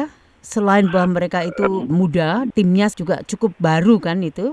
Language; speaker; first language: Indonesian; native; Indonesian